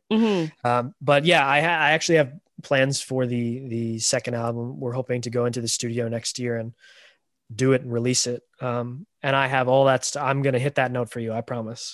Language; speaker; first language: English; native; English